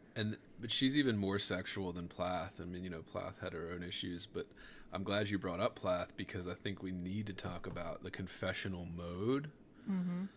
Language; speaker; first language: English; native; English